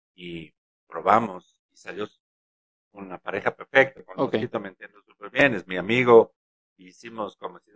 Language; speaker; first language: Spanish; non-native, fluent; German